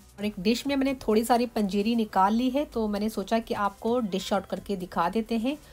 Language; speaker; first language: Urdu; native; Urdu